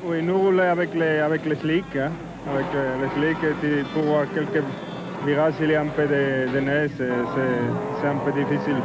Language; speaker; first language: French; non-native, fluent; Spanish